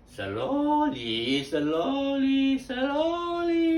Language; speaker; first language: English; non-native, learner; Thai